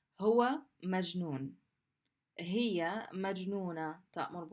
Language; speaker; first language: Arabic; non-native, fluent; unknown